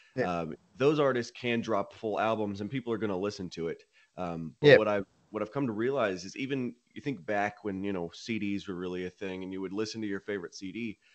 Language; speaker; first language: English; native; English